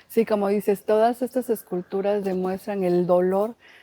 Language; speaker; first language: Spanish; native; Spanish